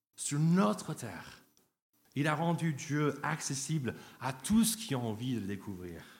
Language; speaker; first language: French; non-native, fluent; English